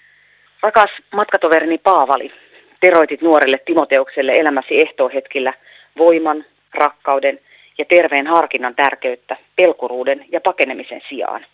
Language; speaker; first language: Finnish; native; Finnish